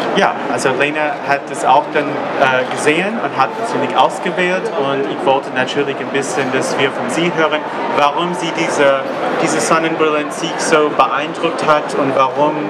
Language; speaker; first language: German; non-native, learner; English